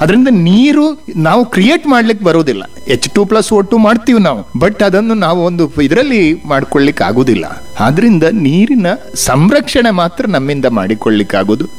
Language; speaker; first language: Kannada; non-native, local second language; Malayalam